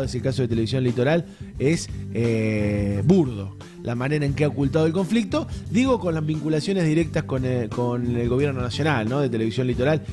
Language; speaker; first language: Spanish; native; Spanish